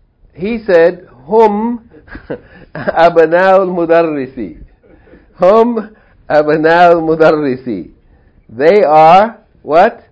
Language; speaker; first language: Arabic; non-native, fluent; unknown